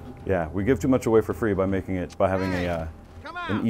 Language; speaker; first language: English; native; English